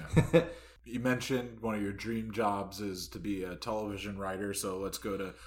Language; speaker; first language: English; native; English